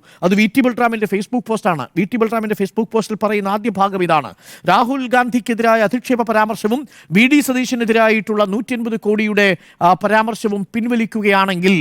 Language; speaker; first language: Malayalam; native; Malayalam